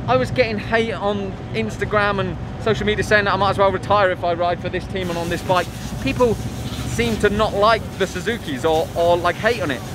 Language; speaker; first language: English; native; English